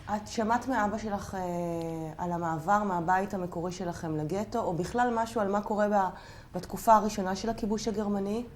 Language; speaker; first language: Hebrew; native; Hebrew